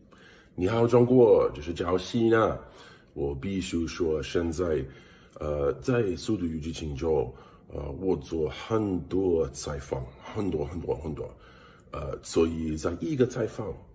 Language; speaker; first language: Chinese; non-native, learner; English